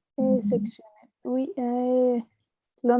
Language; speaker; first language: French; non-native, learner; Spanish